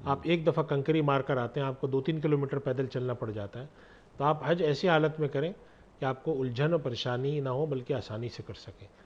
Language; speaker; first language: Urdu; native; Urdu